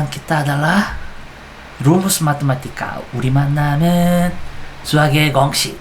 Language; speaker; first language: Indonesian; non-native, fluent; Korean